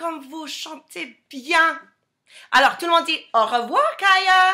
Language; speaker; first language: French; non-native, fluent; English